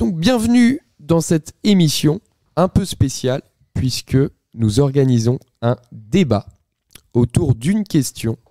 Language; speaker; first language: French; native; French